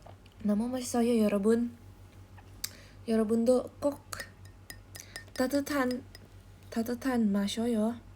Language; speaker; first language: Korean; non-native, learner; Indonesian